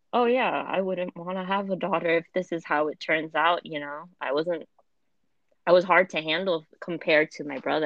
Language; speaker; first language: English; non-native, fluent; German